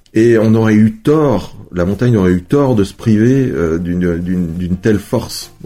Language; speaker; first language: French; native; French